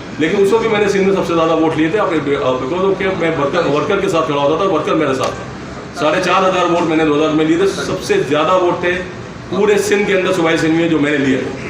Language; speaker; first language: Urdu; native; Urdu